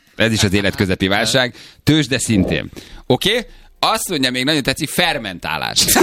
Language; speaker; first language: Hungarian; native; Hungarian